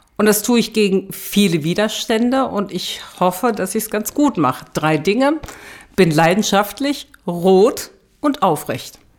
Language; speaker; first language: German; early bilingual, other home language; Turkish